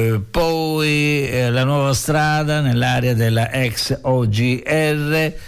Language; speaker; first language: Italian; native; Italian